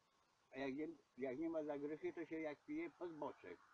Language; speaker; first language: Polish; native; Polish